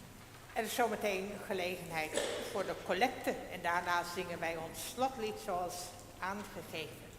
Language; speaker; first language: Dutch; non-native, local second language; Western Frisian